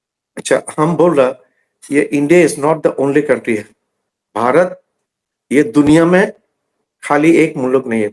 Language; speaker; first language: Hindi; non-native, learner; Bangla